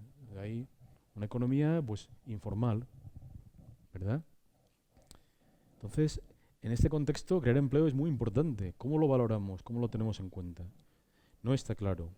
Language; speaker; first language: Spanish; native; Spanish